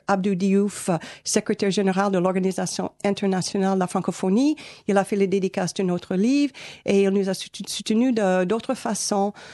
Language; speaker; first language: French; non-native, fluent; English